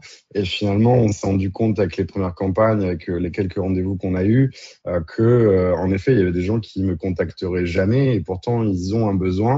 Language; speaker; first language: French; native; French